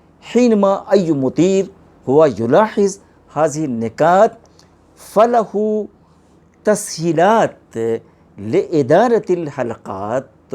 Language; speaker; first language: Arabic; non-native, fluent; Urdu